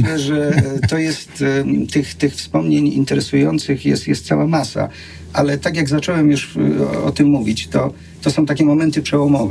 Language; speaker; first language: Polish; native; Polish